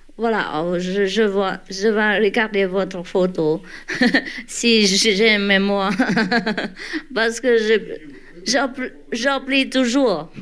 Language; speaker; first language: French; non-native, learner; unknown